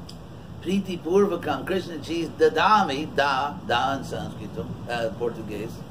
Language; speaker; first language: Portuguese; non-native, fluent; English